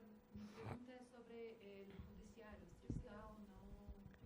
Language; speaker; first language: Spanish; non-native, learner; Portuguese